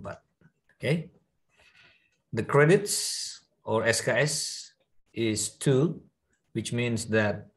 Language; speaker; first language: English; non-native, fluent; Indonesian